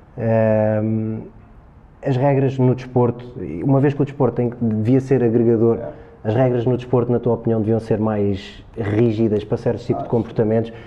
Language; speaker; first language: Portuguese; native; Portuguese